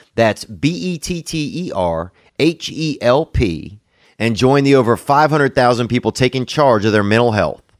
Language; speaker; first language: English; native; English